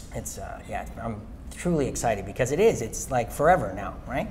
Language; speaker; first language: English; native; English